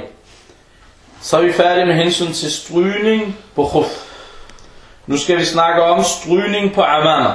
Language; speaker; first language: Danish; non-native, fluent; Arabic